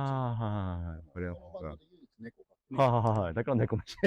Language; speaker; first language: Japanese; non-native, learner; English